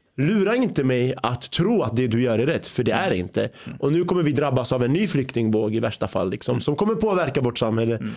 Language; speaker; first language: Swedish; early bilingual, other home language; Arabic